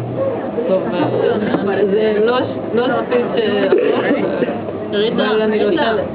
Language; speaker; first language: Hebrew; non-native, fluent; Hungarian